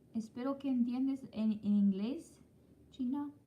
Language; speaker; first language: Spanish; non-native, learner; English